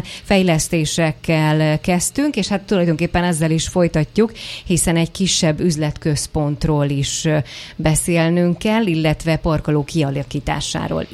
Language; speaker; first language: Hungarian; native; Hungarian